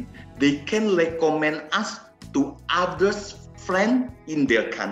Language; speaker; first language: English; non-native, learner; Indonesian